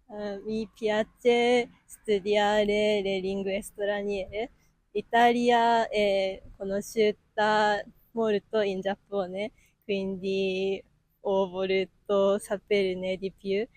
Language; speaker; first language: Italian; non-native, learner; Japanese